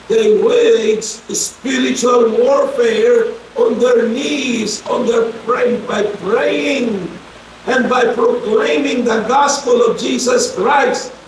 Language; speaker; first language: English; non-native, local second language; Filipino